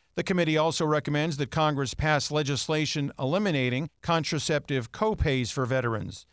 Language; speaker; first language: English; native; English